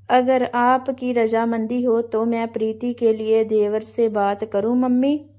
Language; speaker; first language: Hindi; non-native, local second language; Punjabi